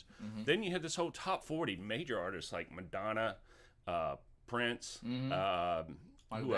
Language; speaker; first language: English; native; English